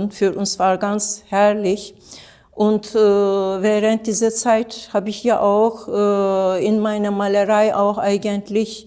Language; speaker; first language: German; non-native, learner; Turkish